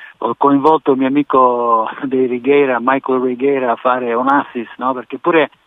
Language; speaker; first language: Italian; early bilingual, heritage; Italian